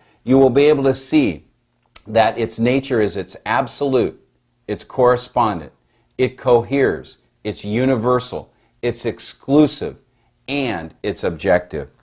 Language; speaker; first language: English; native; English